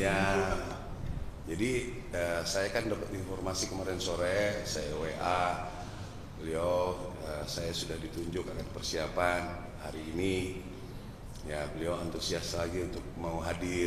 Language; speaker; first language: Indonesian; native; Indonesian